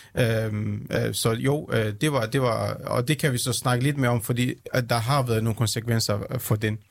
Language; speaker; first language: Danish; early bilingual, other home language; Central Kurdish